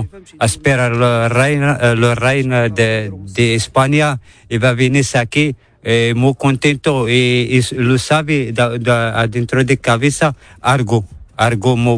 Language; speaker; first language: Spanish; non-native, learner; Arabic